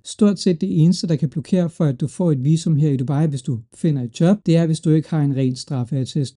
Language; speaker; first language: Danish; early bilingual, other home language; Urdu